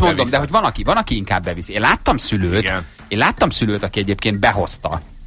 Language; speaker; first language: Hungarian; native; Hungarian